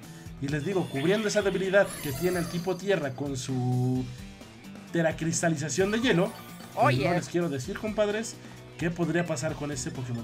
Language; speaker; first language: Spanish; native; Spanish